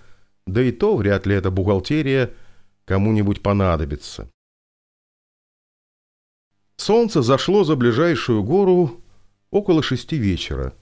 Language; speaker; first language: Russian; native; Russian